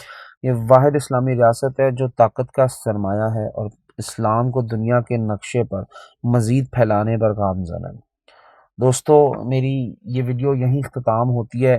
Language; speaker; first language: Urdu; native; Urdu